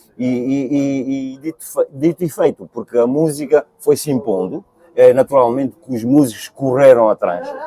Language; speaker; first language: Portuguese; early bilingual, other home language; Kabuverdianu